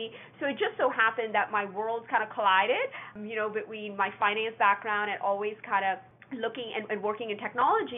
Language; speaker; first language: English; native; English